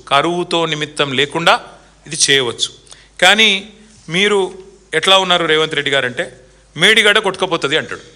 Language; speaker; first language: Telugu; native; Telugu